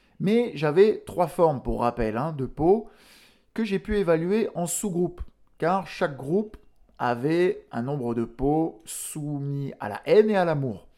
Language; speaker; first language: French; native; French